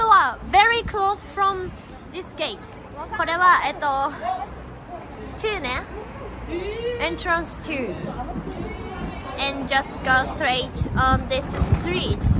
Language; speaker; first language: English; non-native, learner; Japanese